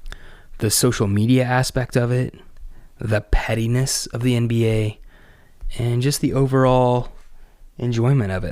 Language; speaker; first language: English; native; English